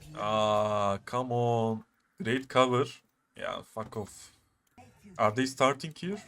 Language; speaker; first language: English; non-native, learner; Turkish